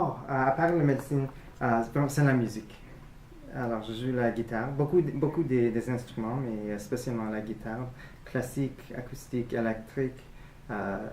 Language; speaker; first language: French; non-native, fluent; English